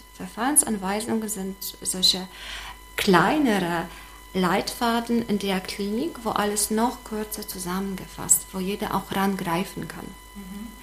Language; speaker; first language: German; non-native, fluent; Polish